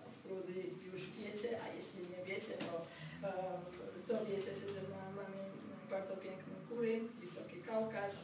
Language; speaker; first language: Polish; non-native, fluent; Georgian